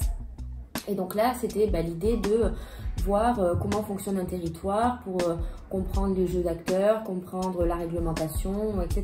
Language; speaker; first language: French; native; French